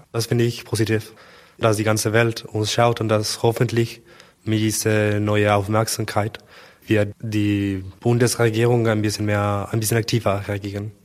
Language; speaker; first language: German; non-native, learner; Spanish